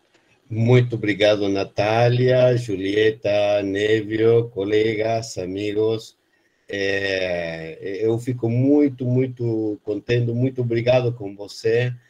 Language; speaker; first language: Portuguese; non-native, fluent; Spanish